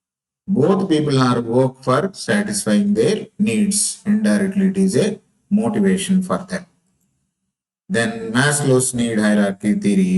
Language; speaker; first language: English; non-native, local second language; Telugu